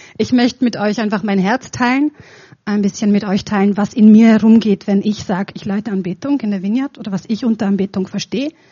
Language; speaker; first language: German; non-native, fluent; Romanian